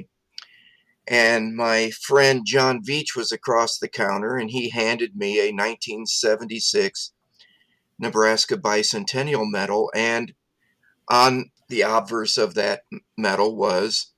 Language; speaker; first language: English; native; English